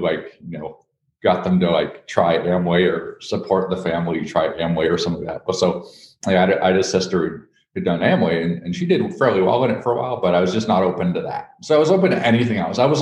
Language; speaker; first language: English; native; English